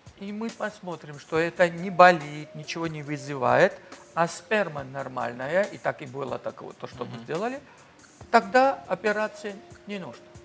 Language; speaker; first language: Russian; non-native, fluent; Georgian